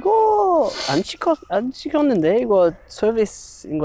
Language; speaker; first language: Korean; non-native, fluent; English